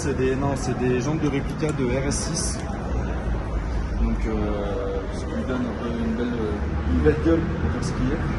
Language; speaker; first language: French; native; French